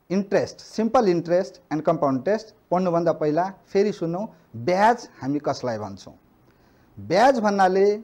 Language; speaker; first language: Nepali; non-native, local second language; Maithili